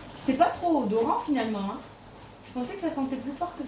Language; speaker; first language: French; native; French